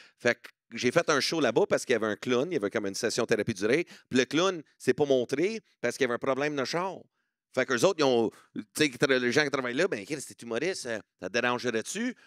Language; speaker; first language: French; non-native, local second language; English